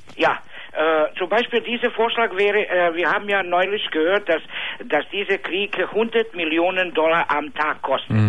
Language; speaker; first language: German; non-native, fluent; Serbian